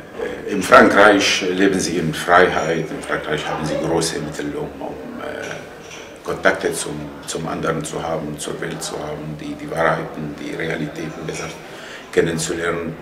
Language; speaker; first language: German; non-native, fluent; Arabic